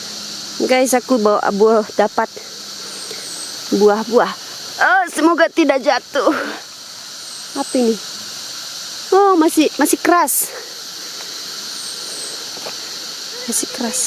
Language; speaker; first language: Indonesian; non-native, learner; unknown